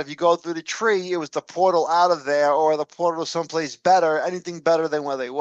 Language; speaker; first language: English; native; English